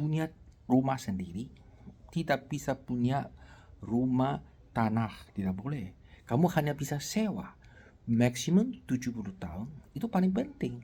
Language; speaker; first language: Indonesian; non-native, fluent; Chinese